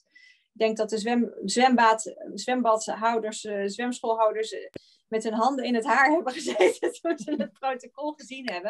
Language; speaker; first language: Dutch; native; Dutch